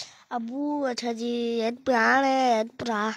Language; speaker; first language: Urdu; non-native, local second language; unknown